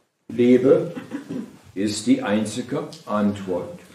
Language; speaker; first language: German; non-native, learner; English